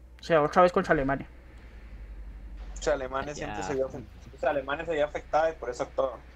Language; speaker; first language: Spanish; native; Spanish